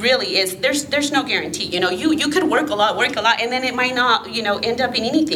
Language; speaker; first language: English; early bilingual, other home language; Spanish